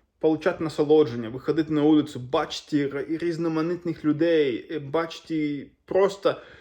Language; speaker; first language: Ukrainian; non-native, local second language; Russian